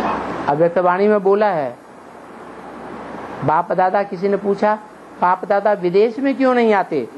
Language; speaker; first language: Hindi; native; Hindi